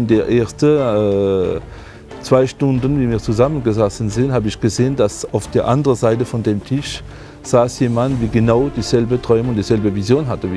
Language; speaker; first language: German; non-native, fluent; French